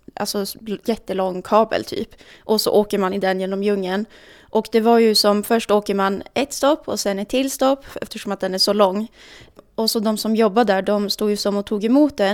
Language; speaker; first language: Swedish; native; Swedish